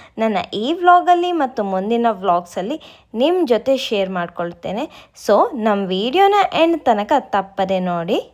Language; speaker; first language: Kannada; non-native, local second language; Tulu